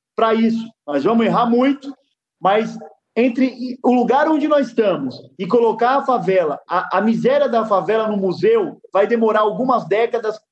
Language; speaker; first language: Portuguese; native; Portuguese